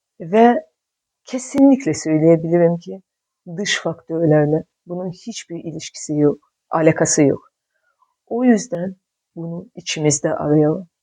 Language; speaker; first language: Turkish; non-native, fluent; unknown